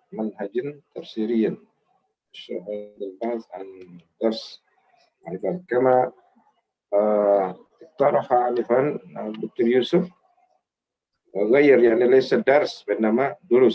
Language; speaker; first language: Arabic; non-native, fluent; Indonesian